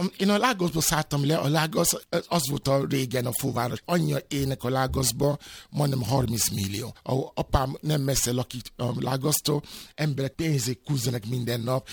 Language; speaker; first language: Hungarian; non-native, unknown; Yoruba